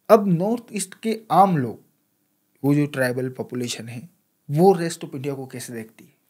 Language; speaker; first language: Hindi; native; Hindi